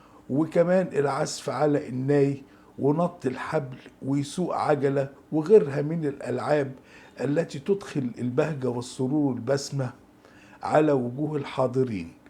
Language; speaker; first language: Arabic; native; Arabic